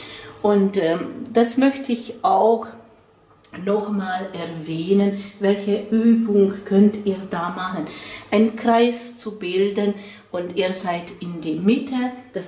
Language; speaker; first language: German; non-native, fluent; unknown